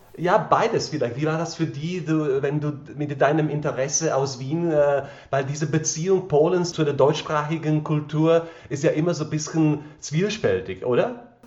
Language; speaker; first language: German; non-native, fluent; Slovak